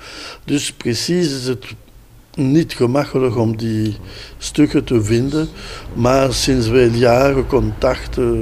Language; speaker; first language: Dutch; non-native, local second language; French